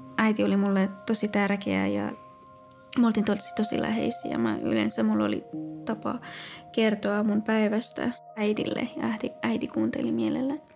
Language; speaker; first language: Finnish; non-native, fluent; Persian